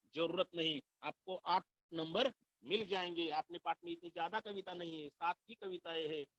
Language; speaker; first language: Hindi; non-native, local second language; Marathi